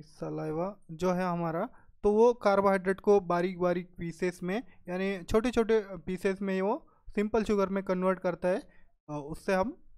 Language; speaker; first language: Hindi; non-native, local second language; Marathi